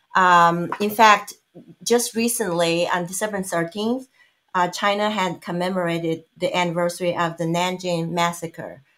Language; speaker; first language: English; non-native, fluent; Chinese